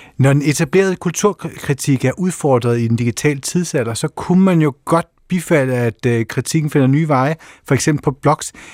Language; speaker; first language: Danish; native; Danish